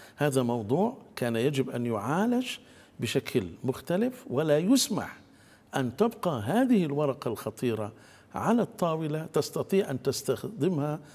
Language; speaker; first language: Arabic; native; Arabic